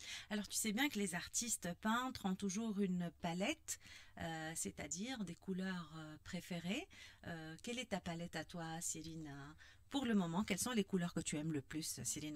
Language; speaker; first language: French; non-native, local second language; Arabic